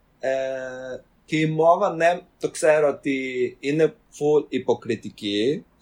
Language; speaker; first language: Greek; early bilingual, other home language; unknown